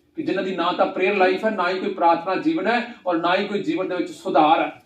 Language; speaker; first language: Hindi; non-native, local second language; Punjabi